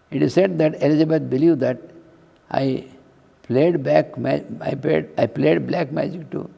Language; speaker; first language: English; non-native, local second language; Telugu